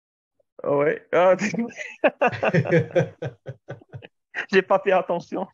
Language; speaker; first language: French; non-native, fluent; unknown